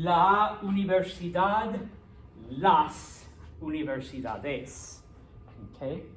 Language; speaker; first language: Spanish; non-native, fluent; English